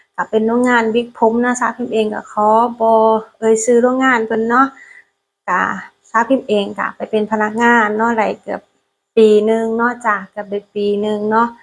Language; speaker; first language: Thai; non-native, learner; Lao